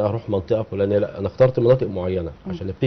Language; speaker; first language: Arabic; native; Arabic